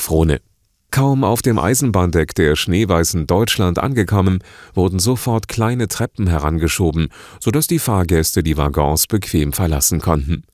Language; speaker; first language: German; native; German